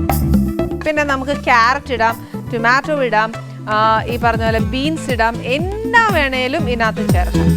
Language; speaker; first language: Malayalam; native; Malayalam